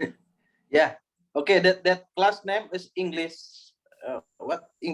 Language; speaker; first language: English; non-native, learner; Indonesian